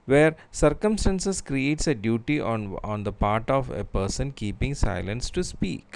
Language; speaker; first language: English; non-native, local second language; Malayalam